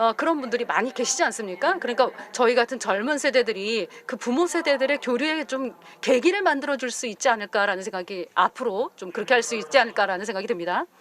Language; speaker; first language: Korean; non-native, fluent; Japanese